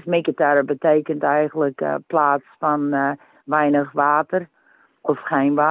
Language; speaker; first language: Dutch; early bilingual, heritage; Dutch